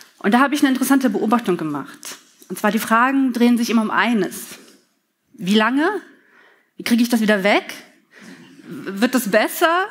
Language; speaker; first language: German; early bilingual, other home language; Polish